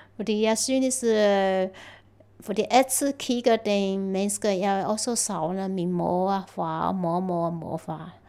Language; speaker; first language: Danish; non-native, learner; Chinese